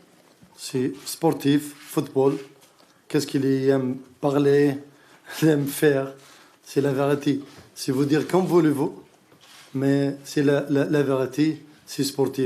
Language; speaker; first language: French; non-native, learner; Arabic